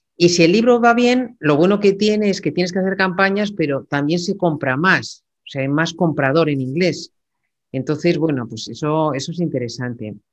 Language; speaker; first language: Spanish; native; Spanish